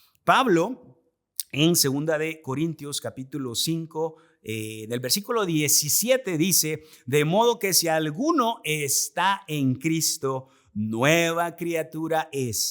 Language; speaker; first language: Spanish; native; Spanish